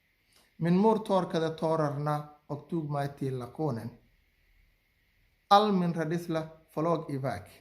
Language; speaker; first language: Swedish; non-native, learner; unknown